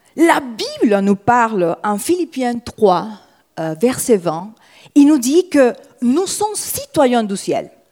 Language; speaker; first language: French; non-native, fluent; Spanish